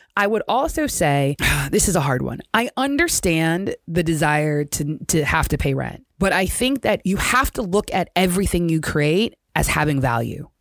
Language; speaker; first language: English; native; English